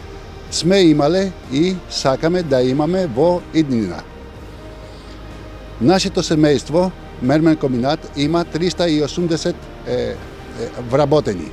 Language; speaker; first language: Macedonian; non-native, learner; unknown